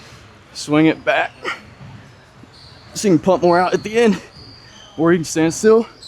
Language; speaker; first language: English; native; English